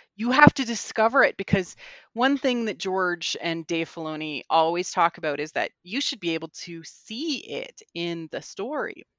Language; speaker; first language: English; native; English